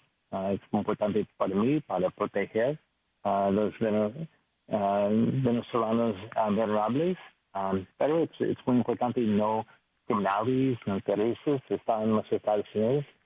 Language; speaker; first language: Spanish; non-native, learner; English